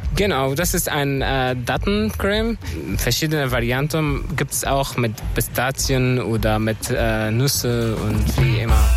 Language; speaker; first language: German; non-native, fluent; Arabic